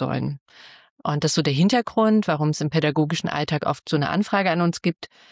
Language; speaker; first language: German; native; German